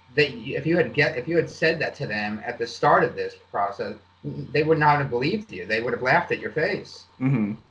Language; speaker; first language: English; native; English